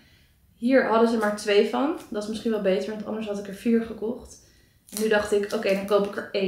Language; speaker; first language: Dutch; native; Dutch